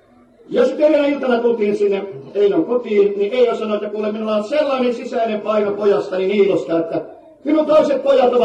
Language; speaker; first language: Finnish; native; Finnish